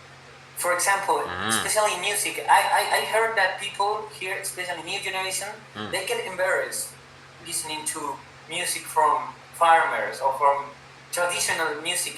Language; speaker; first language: English; non-native, fluent; Spanish